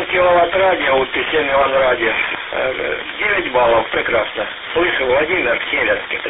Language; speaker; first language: Russian; native; Russian